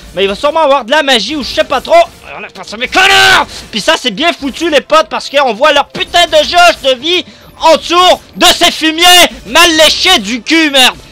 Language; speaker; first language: French; native; French